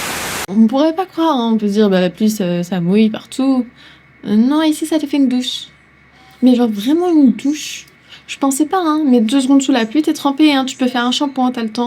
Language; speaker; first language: French; native; French